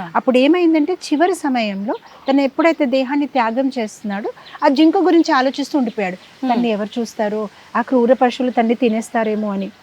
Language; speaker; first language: Telugu; non-native, fluent; Gujarati